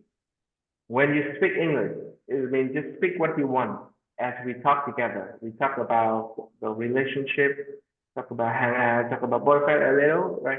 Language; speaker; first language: English; non-native, fluent; Vietnamese